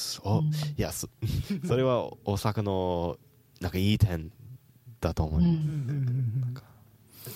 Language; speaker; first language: Japanese; non-native, fluent; English